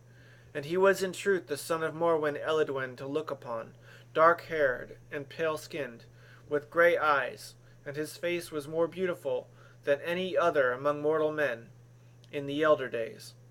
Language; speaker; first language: English; native; English